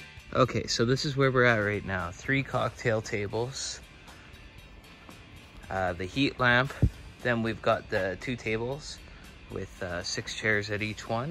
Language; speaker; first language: English; native; English